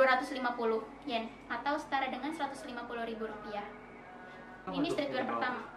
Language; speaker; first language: Indonesian; native; Indonesian